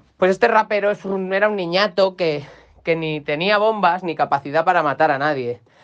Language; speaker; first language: Spanish; native; Spanish